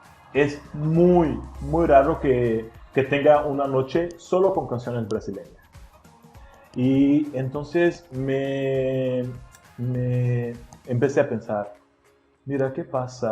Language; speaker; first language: Spanish; non-native, fluent; Portuguese